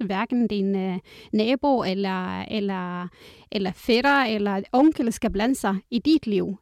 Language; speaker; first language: Danish; non-native, fluent; Arabic